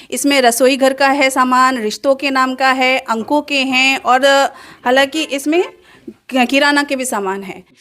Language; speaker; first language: Hindi; native; Hindi